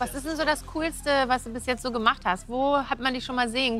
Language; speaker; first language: German; native; German